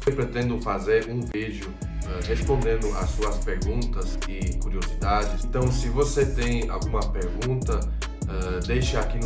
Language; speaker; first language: Portuguese; non-native, fluent; Croatian